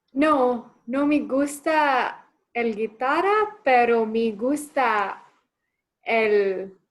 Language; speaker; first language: Spanish; non-native, learner; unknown